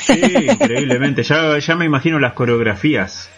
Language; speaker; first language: Spanish; native; Spanish